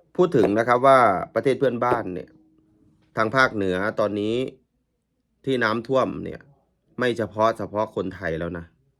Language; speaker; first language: Thai; native; Thai